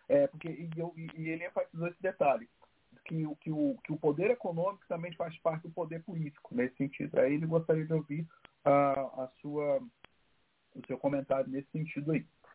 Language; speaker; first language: Portuguese; native; Portuguese